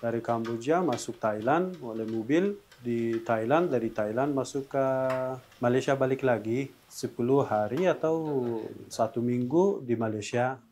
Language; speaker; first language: Indonesian; non-native, learner; Persian